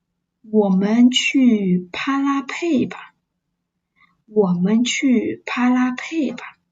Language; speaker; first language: Chinese; non-native, fluent; English